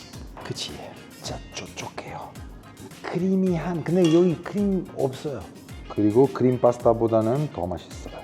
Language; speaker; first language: Korean; non-native, fluent; Italian